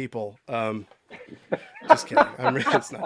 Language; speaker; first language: English; native; English